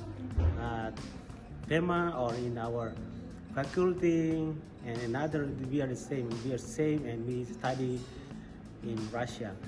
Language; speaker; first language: English; non-native, fluent; Indonesian